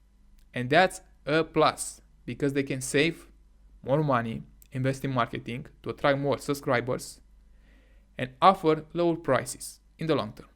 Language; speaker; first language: English; non-native, fluent; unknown